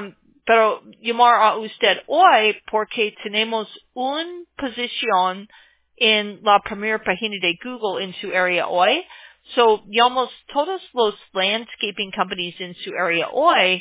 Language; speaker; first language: Spanish; non-native, learner; English